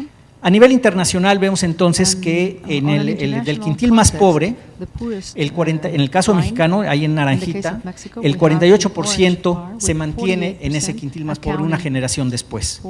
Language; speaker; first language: Spanish; native; Spanish